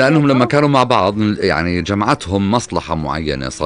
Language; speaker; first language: Arabic; native; Arabic